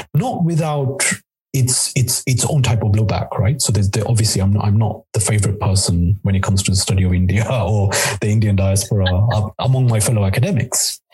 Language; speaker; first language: English; non-native, local second language; Gujarati